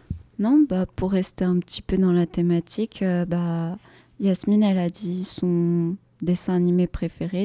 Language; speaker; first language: French; native; French